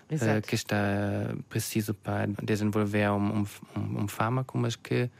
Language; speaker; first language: Portuguese; non-native, fluent; German